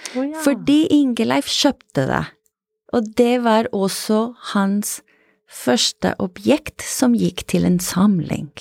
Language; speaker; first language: Norwegian; non-native, fluent; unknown